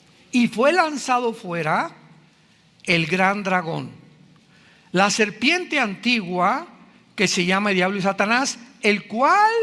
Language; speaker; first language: Spanish; native; Spanish